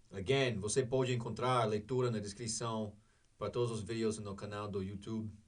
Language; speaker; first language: Portuguese; non-native, learner; English